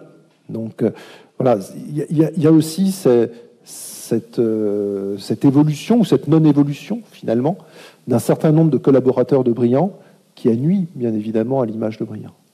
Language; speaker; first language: French; native; French